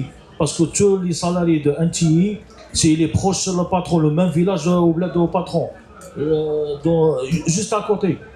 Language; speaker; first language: French; non-native, learner; Arabic